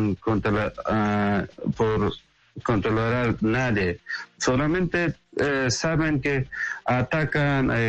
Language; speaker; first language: Spanish; non-native, learner; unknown